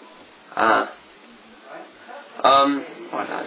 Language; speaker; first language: French; non-native, learner; English